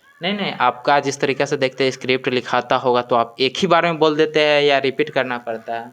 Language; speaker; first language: Hindi; non-native, local second language; Maithili